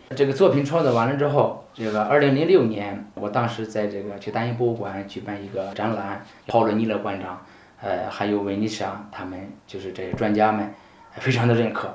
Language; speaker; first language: Chinese; native; Chinese